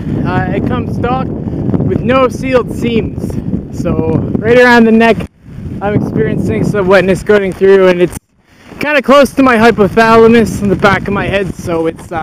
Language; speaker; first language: English; native; English